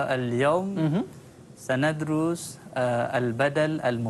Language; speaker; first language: Arabic; non-native, fluent; Malay